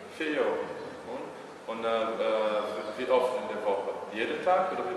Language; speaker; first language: German; early bilingual, heritage; German